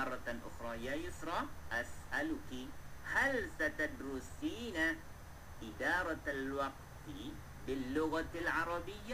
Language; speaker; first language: Arabic; non-native, fluent; Malay